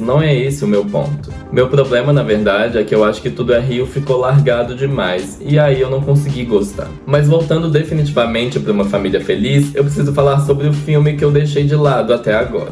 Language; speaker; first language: Portuguese; native; Portuguese